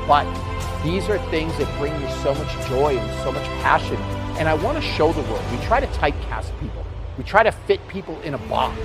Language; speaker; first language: English; native; English